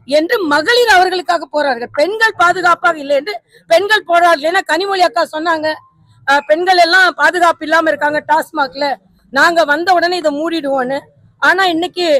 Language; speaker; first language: Tamil; native; Tamil